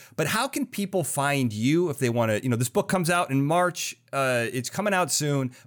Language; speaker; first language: English; native; English